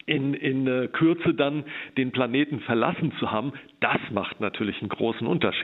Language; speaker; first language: German; native; German